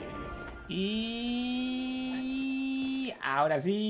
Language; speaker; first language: Spanish; native; Spanish